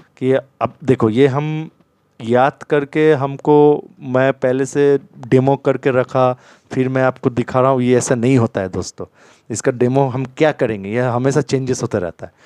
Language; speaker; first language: Hindi; non-native, local second language; Bangla